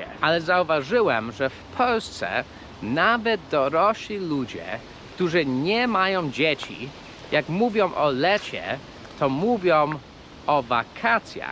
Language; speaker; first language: Polish; non-native, fluent; English